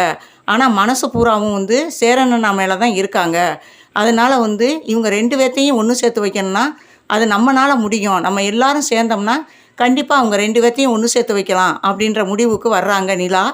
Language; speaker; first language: Tamil; native; Tamil